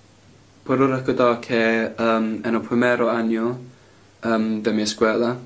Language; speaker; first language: Spanish; non-native, learner; English